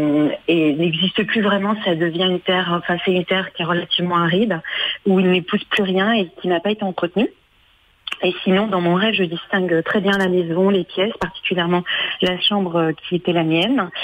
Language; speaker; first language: French; native; French